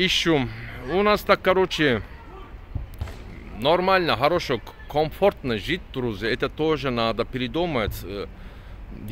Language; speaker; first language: Russian; non-native, learner; Turkish